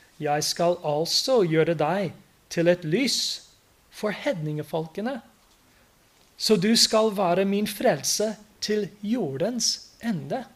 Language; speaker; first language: Norwegian; non-native, fluent; English